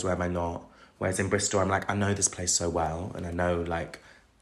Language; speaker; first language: English; native; English